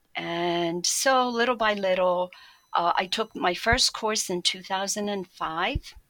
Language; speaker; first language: English; early bilingual, other home language; Polish